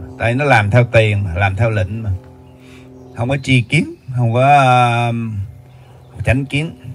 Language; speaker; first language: Vietnamese; native; Vietnamese